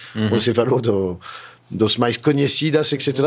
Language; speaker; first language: Portuguese; non-native, fluent; French